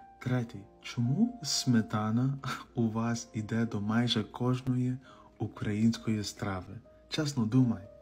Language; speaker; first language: Ukrainian; non-native, fluent; English